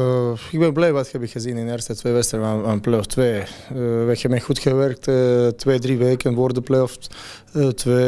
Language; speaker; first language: Dutch; non-native, fluent; Croatian